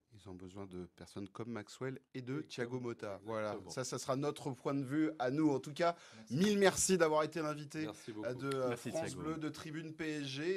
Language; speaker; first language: French; native; French